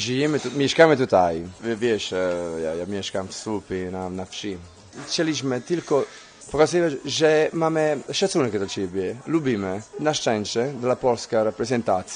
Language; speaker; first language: Polish; non-native, learner; Italian